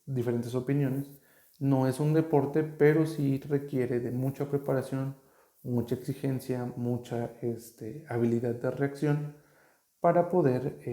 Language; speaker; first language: Spanish; native; Spanish